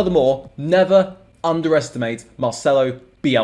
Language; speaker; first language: English; native; English